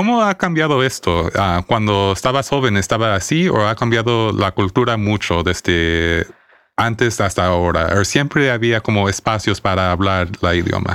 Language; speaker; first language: Spanish; non-native, fluent; English